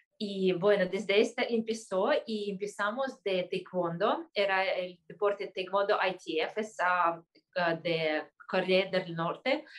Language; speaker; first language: Spanish; non-native, fluent; Russian